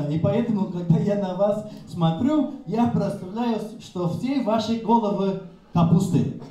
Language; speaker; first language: Russian; non-native, fluent; English